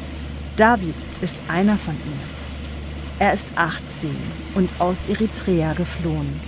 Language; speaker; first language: German; native; German